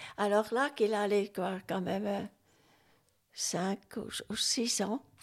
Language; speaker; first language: French; non-native, local second language; Swiss German